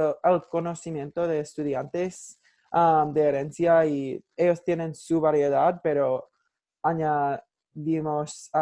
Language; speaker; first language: Spanish; non-native, learner; English